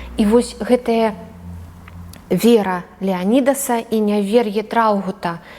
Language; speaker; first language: Belarusian; native; Belarusian